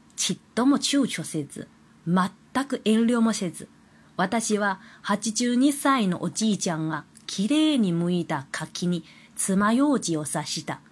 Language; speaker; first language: Japanese; non-native, fluent; Chinese